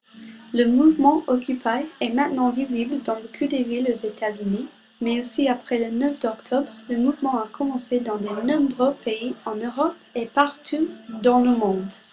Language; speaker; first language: French; non-native, learner; English